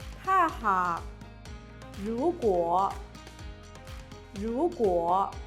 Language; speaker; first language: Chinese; non-native, learner; Thai